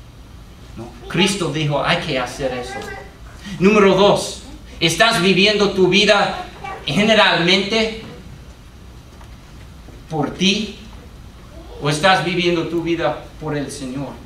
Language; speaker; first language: Spanish; non-native, fluent; English